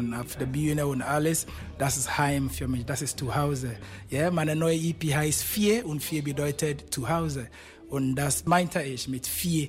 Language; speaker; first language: German; non-native, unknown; Akan